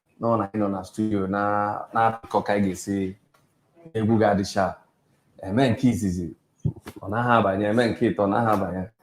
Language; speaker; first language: Igbo; native; Igbo